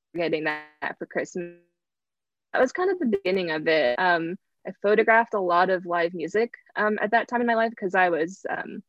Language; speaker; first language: English; early bilingual, other home language; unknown